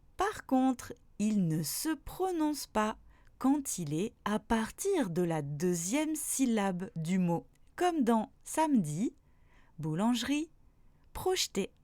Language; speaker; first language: French; native; French